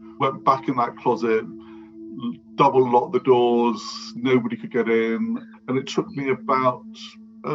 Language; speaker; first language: English; native; English